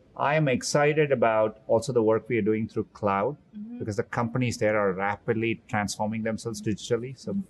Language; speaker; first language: English; non-native, local second language; Tamil